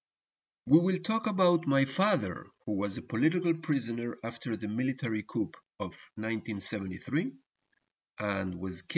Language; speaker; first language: English; early bilingual, other home language; Spanish